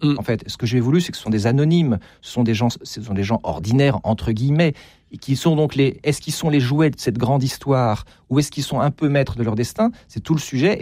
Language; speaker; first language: French; native; French